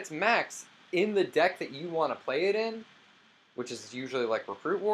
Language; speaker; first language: English; native; English